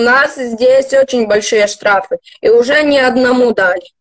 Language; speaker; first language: Russian; non-native, local second language; Ukrainian